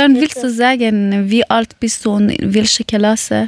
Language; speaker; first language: German; non-native, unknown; Persian